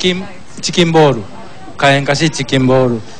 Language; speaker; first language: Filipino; non-native, learner; Korean